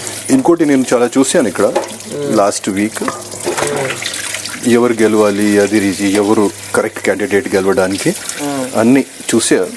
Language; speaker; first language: Telugu; non-native, fluent; Hindi